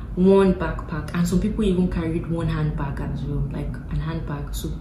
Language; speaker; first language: English; non-native, local second language; Yoruba